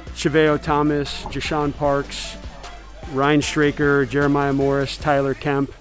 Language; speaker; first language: English; native; English